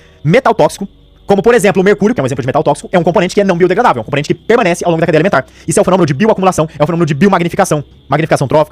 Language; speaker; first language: Portuguese; native; Portuguese